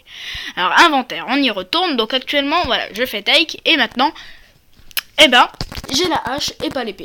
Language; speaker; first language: French; native; French